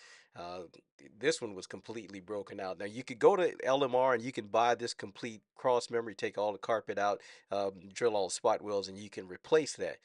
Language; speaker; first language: English; native; English